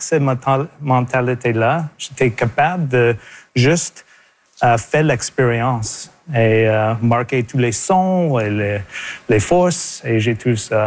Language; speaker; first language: French; non-native, local second language; English